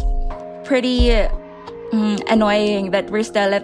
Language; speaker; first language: English; non-native, local second language; Filipino